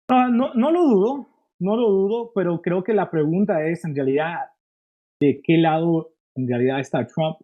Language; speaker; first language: Spanish; early bilingual, heritage; Spanish